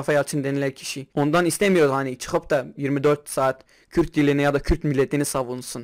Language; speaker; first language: Turkish; non-native, local second language; Kurdish